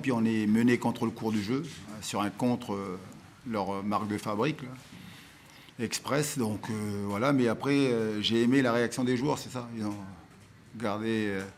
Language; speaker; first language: French; native; French